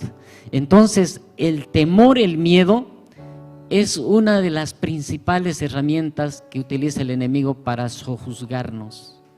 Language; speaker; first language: Spanish; native; Spanish